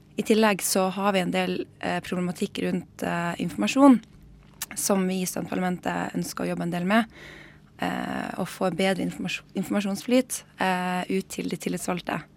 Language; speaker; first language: Norwegian; native; Norwegian